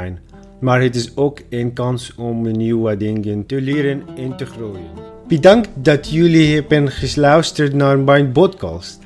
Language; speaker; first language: Dutch; non-native, fluent; Arabic